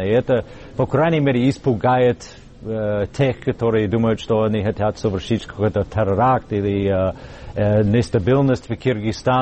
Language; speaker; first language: Russian; non-native, fluent; English